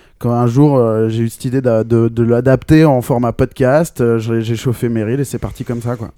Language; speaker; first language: French; native; French